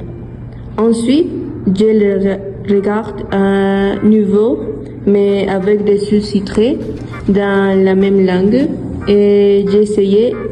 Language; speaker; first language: French; non-native, learner; Spanish